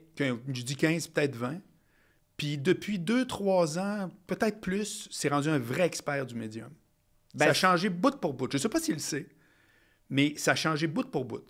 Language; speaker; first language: French; native; French